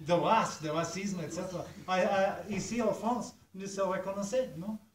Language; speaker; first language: French; non-native, fluent; English